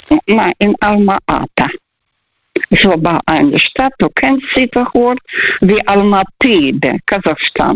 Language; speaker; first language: German; non-native, fluent; Russian